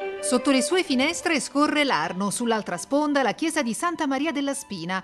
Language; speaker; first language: Italian; native; Italian